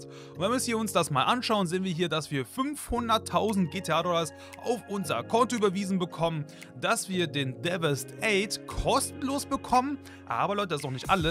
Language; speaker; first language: German; native; German